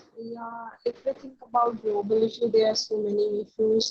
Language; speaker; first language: English; non-native, learner; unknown